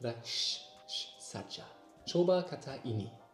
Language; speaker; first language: Indonesian; non-native, learner; German